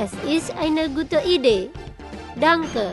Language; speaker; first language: German; non-native, fluent; Indonesian